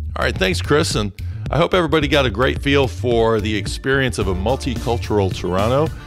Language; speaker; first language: English; native; English